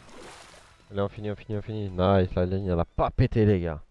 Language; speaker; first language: French; native; French